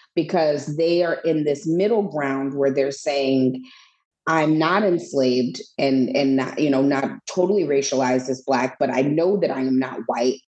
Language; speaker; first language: English; native; English